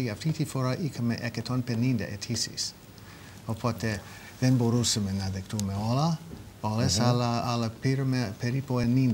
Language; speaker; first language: Greek; non-native, fluent; English